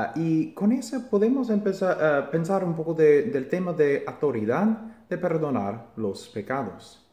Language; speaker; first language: Spanish; non-native, fluent; English